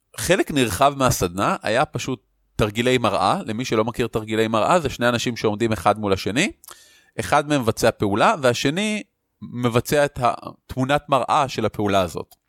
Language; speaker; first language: Hebrew; native; Hebrew